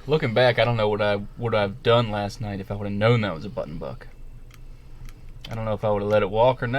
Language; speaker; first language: English; native; English